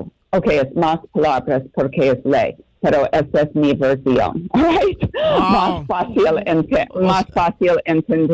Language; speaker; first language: Spanish; non-native, learner; English